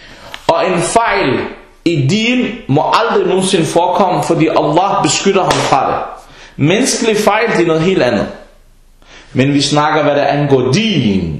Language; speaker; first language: Danish; early bilingual, other home language; Arabic